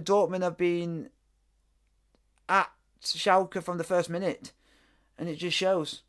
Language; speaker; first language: English; native; English